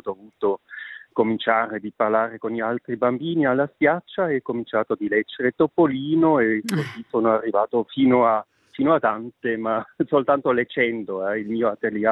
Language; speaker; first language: Italian; non-native, local second language; Swiss German